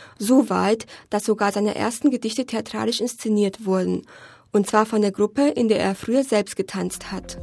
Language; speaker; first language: German; native; German